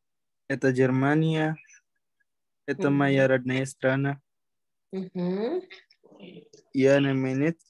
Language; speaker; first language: Russian; non-native, learner; Indonesian